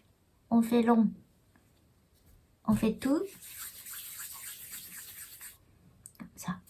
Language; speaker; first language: French; non-native, learner; Japanese